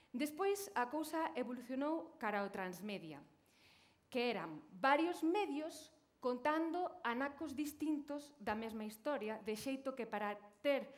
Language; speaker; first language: Galician; native; Galician